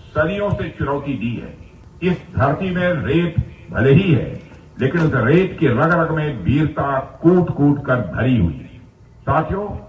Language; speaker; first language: Hindi; native; Hindi